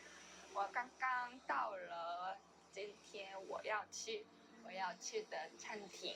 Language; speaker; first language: Chinese; non-native, learner; Korean